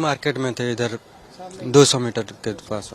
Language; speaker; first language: Hindi; non-native, local second language; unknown